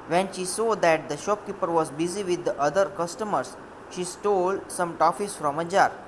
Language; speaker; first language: English; non-native, local second language; Gujarati